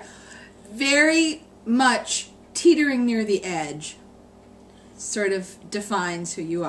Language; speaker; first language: English; native; English